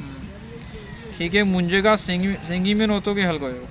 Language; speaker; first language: Korean; non-native, learner; Urdu